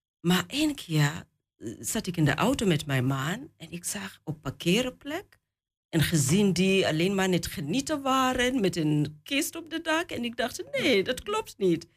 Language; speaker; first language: Dutch; non-native, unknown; Swahili